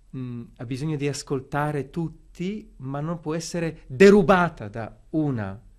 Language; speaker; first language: Italian; non-native, fluent; Polish